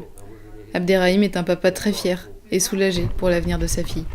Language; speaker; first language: French; native; French